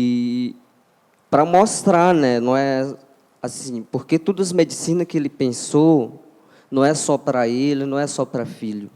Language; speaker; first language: Portuguese; non-native, local second language; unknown